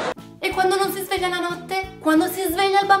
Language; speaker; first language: Italian; native; Italian